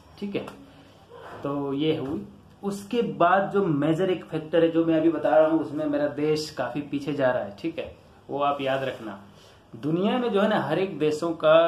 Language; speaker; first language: Hindi; native; Hindi